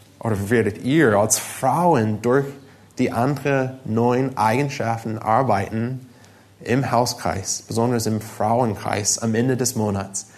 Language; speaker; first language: German; non-native, fluent; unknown